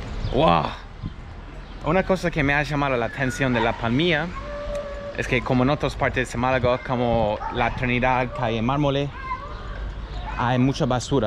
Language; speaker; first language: Spanish; non-native, fluent; English